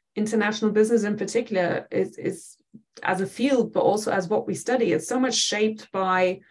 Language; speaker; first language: English; non-native, fluent; German